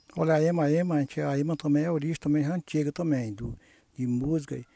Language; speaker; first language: Portuguese; native; Portuguese